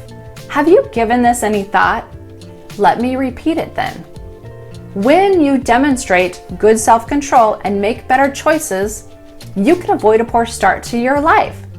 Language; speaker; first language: English; native; English